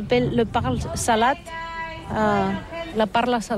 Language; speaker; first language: French; non-native, learner; Catalan